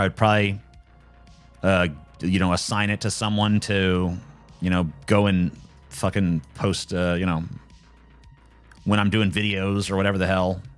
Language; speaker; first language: English; native; English